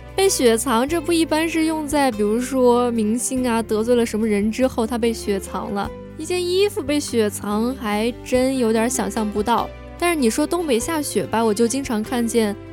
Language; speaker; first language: Chinese; native; Chinese